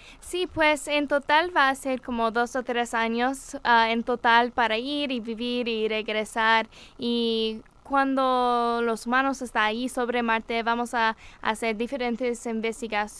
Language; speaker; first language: Spanish; non-native, learner; English